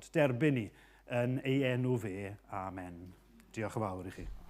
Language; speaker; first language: Welsh; native; Welsh